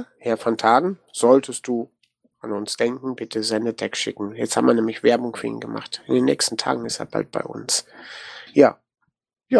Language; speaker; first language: German; native; German